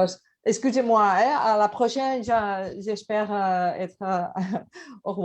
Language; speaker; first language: French; non-native, learner; Catalan